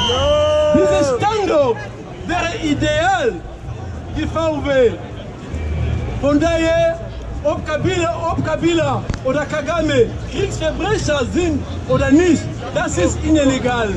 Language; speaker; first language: German; non-native, fluent; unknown